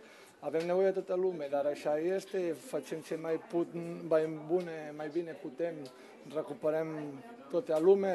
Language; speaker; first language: Romanian; non-native, learner; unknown